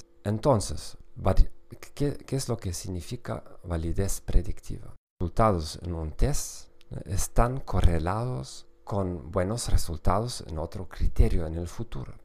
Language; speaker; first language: Spanish; non-native, fluent; German